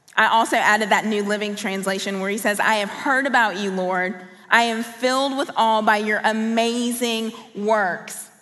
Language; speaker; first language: English; native; English